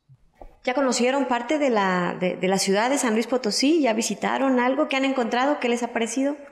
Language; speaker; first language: Spanish; native; Spanish